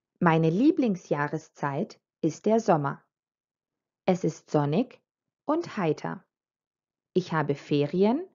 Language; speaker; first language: German; non-native, fluent; Croatian